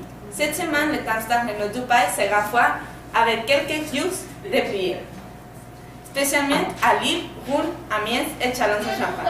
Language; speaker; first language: French; non-native, learner; Spanish